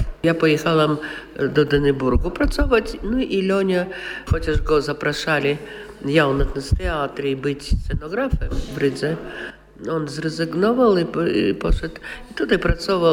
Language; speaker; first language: Polish; non-native, local second language; Russian